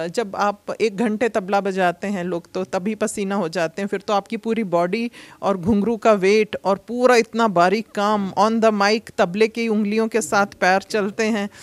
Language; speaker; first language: Hindi; native; Hindi